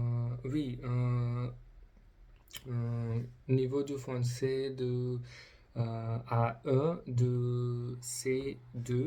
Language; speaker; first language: French; non-native, learner; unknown